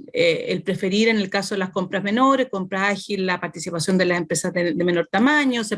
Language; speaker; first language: Spanish; native; Spanish